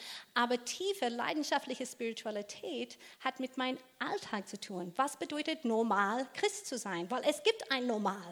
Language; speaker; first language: German; non-native, fluent; English